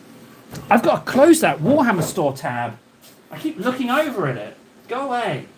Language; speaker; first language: English; native; English